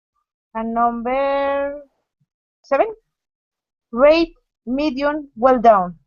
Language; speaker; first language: English; non-native, learner; Spanish